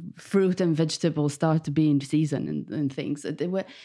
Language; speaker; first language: English; non-native, fluent; Romanian